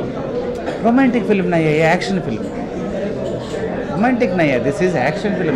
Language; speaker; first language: Hindi; non-native, local second language; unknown